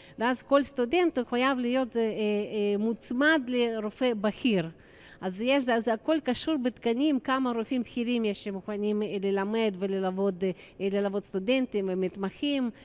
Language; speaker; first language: Hebrew; non-native, fluent; Russian